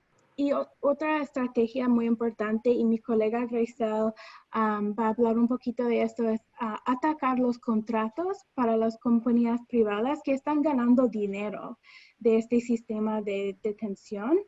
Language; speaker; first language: Spanish; non-native, fluent; English